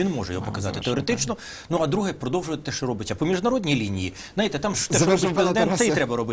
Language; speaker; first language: Ukrainian; native; Ukrainian